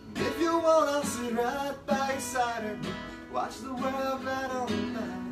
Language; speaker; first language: English; native; English